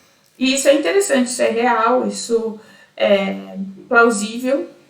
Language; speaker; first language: Portuguese; native; Portuguese